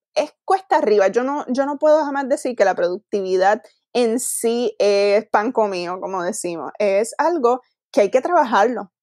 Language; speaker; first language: Spanish; native; Spanish